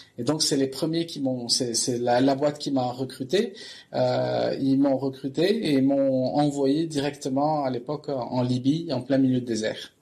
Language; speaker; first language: French; non-native, local second language; Arabic